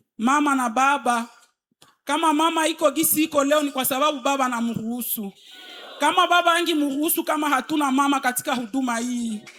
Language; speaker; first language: Swahili; native; Swahili